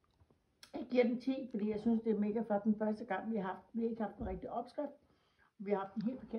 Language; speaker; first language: Danish; native; Danish